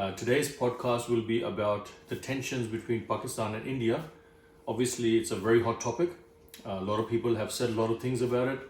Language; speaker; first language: English; non-native, local second language; Urdu